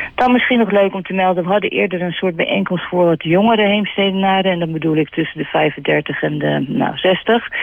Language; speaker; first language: Dutch; native; Dutch